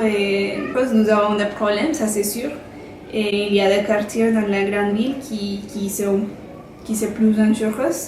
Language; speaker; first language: French; non-native, fluent; Spanish